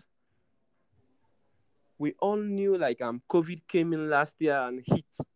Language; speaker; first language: English; non-native, local second language; Krio